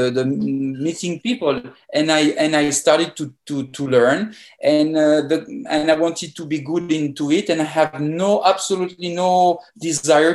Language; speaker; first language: English; non-native, fluent; French